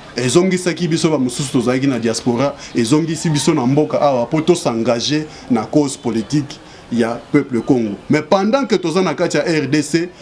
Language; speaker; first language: Lingala; non-native, local second language; Kongo